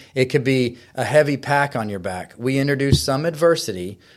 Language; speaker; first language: English; native; English